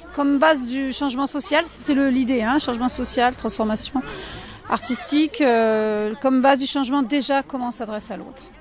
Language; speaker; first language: French; native; French